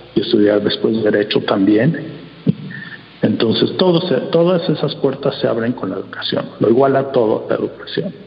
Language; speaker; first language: Spanish; early bilingual, heritage; Spanish